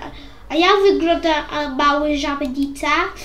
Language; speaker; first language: Polish; early bilingual, heritage; Polish